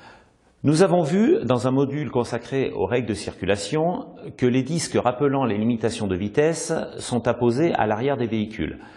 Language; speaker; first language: French; native; French